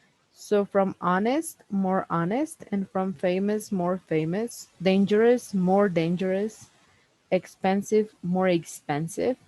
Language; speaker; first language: English; non-native, fluent; Spanish